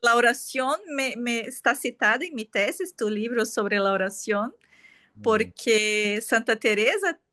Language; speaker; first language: Spanish; non-native, fluent; Portuguese